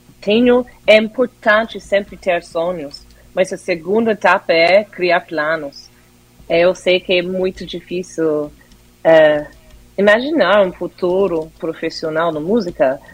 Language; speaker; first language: Portuguese; non-native, fluent; English